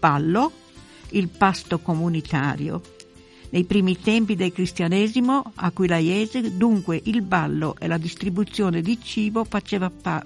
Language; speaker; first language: Italian; native; Italian